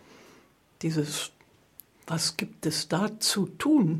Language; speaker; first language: German; native; German